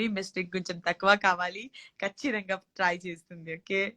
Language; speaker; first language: Telugu; non-native, learner; Gujarati